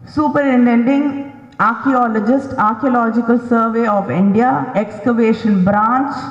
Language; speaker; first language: English; non-native, local second language; Tamil